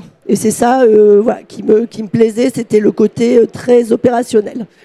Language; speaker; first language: French; native; French